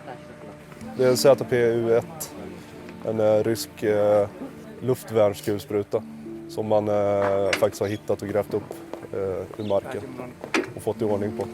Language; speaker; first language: Swedish; native; Swedish